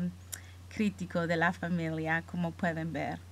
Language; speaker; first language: Spanish; early bilingual, heritage; English